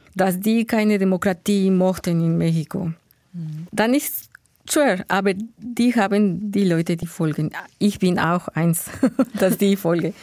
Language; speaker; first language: German; non-native, learner; Spanish